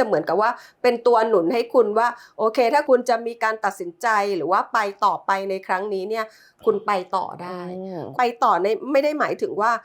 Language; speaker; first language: Thai; native; Thai